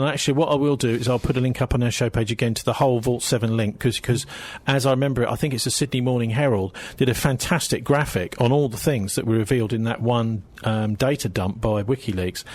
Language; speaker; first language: English; native; English